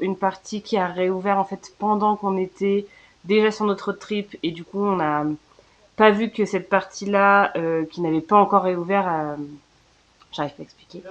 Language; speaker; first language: French; native; French